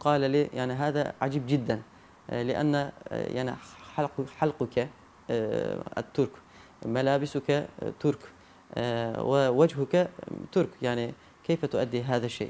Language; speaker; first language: Arabic; non-native, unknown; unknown